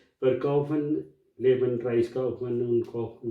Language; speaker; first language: German; non-native, learner; Tamil